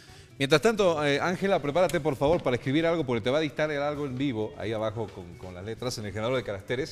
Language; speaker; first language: Spanish; native; Spanish